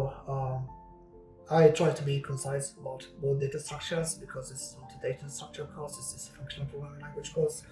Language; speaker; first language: English; non-native, fluent; Arabic